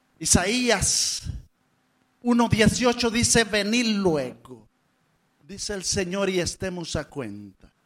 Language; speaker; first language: Spanish; native; Spanish